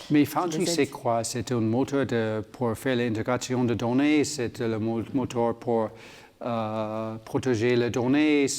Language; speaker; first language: French; non-native, learner; English